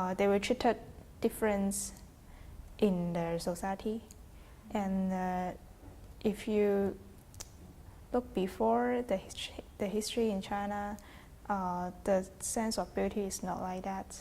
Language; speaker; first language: English; non-native, fluent; Chinese